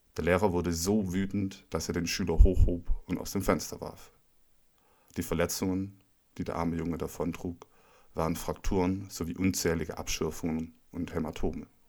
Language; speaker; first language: German; native; German